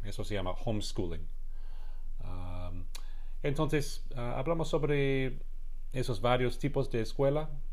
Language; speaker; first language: Spanish; non-native, fluent; English